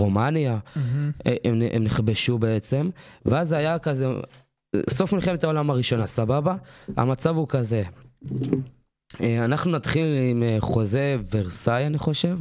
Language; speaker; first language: Hebrew; native; Hebrew